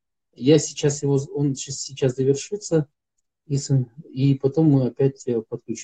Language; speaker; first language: Russian; native; Russian